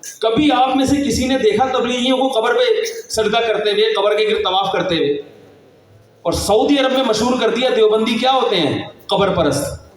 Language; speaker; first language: Urdu; native; Urdu